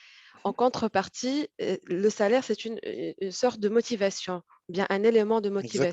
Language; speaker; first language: French; non-native, fluent; Arabic